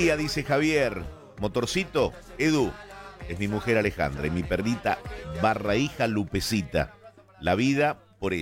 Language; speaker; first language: Spanish; native; Spanish